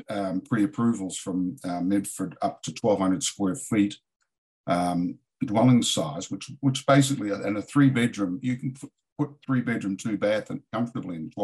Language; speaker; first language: English; native; English